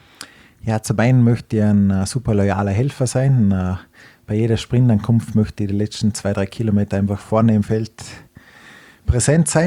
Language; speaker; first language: German; native; German